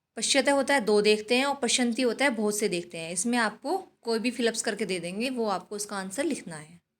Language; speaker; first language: Hindi; native; Hindi